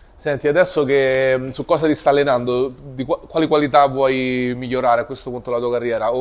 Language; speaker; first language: Italian; native; Italian